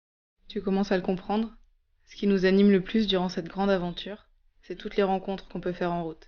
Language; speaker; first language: French; native; French